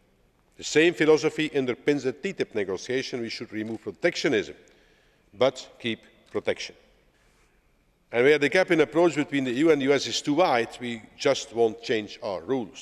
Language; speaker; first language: English; non-native, fluent; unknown